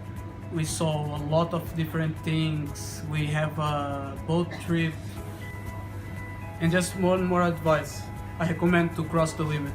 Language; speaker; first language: English; non-native, learner; Portuguese